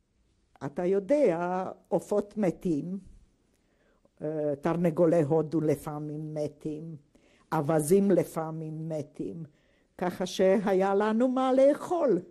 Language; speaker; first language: Hebrew; non-native, fluent; Hungarian